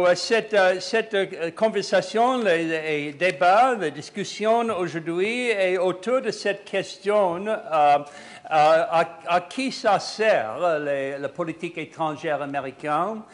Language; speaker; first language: French; non-native, fluent; English